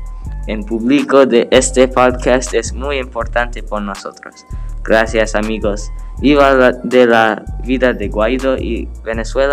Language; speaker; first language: Spanish; non-native, learner; English